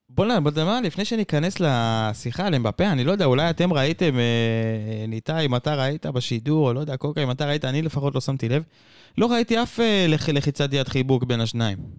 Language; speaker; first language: Hebrew; native; Hebrew